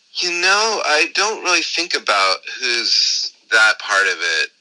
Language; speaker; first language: English; native; English